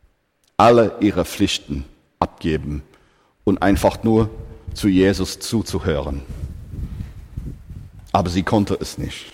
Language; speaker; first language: German; non-native, fluent; English